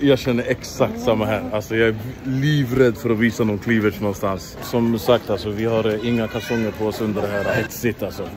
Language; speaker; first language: Swedish; native; Swedish